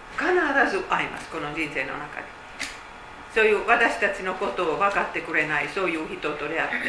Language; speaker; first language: Japanese; non-native, fluent; Finnish